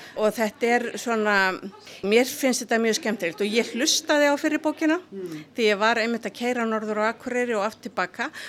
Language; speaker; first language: Icelandic; native; Icelandic